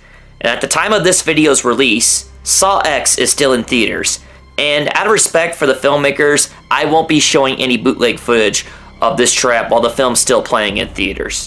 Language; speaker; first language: English; native; English